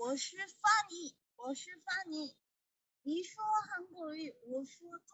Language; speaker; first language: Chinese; non-native, learner; Korean